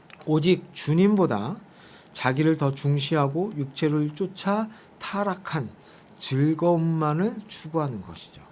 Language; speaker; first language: Korean; native; Korean